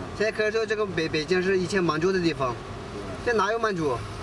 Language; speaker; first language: Chinese; non-native, local second language; Uyghur